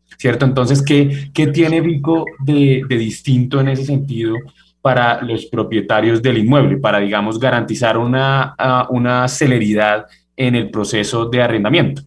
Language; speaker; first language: Spanish; native; Spanish